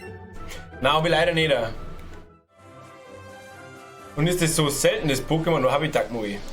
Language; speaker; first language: German; native; German